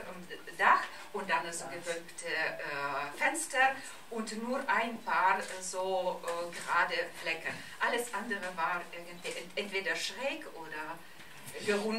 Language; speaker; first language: German; non-native, fluent; Russian